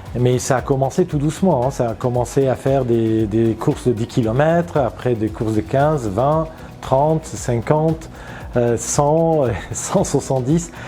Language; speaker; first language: French; non-native, fluent; Armenian